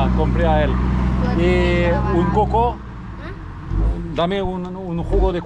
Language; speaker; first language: Spanish; non-native, learner; French